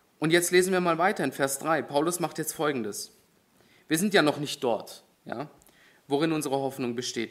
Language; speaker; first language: German; native; German